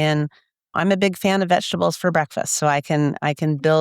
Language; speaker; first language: English; native; English